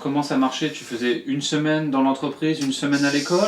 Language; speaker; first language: French; native; French